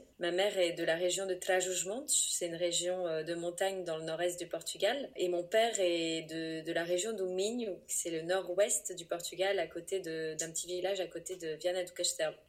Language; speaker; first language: French; early bilingual, other home language; Portuguese